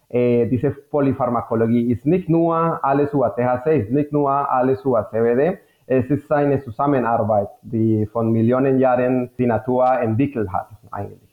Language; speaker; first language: German; non-native, fluent; Spanish